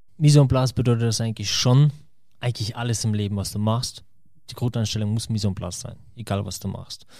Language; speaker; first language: German; non-native, fluent; Russian